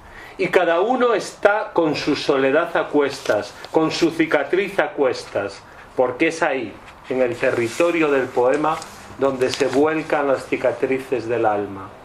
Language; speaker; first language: Spanish; native; Spanish